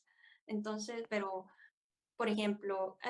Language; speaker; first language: Spanish; non-native, fluent; Korean